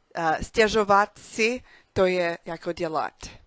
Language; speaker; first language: Czech; non-native, learner; English